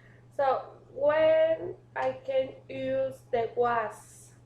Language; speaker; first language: English; non-native, learner; Spanish